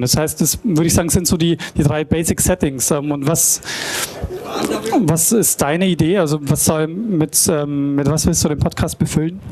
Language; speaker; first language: German; native; German